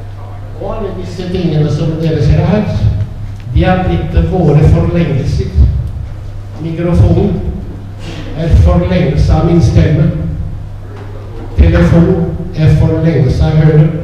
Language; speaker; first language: Norwegian; non-native, fluent; Italian